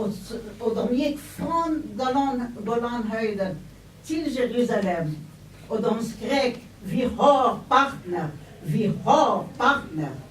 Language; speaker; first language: Swedish; non-native, fluent; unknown